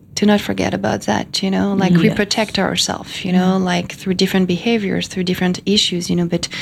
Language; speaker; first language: English; non-native, fluent; French